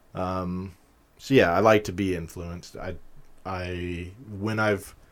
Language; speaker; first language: English; native; English